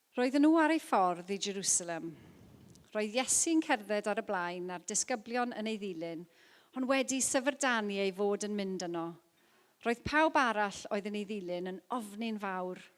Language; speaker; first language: Welsh; non-native, local second language; English